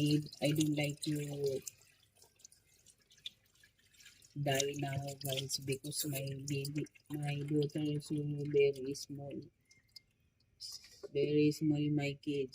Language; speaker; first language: English; non-native, learner; Filipino